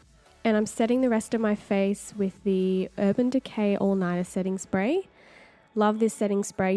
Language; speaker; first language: English; native; English